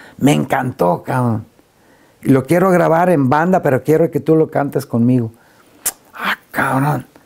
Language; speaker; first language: Spanish; early bilingual, heritage; Spanish